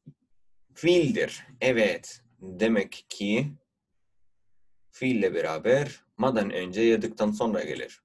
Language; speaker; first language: Turkish; non-native, fluent; Urdu